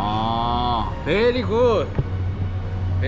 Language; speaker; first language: English; non-native, learner; Korean